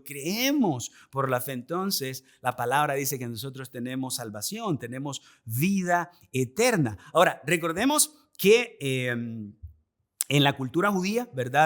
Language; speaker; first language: Spanish; native; Spanish